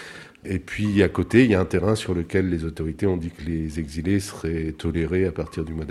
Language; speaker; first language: French; native; French